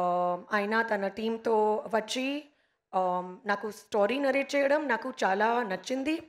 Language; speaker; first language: Telugu; non-native, learner; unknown